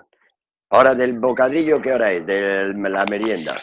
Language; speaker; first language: Spanish; native; Spanish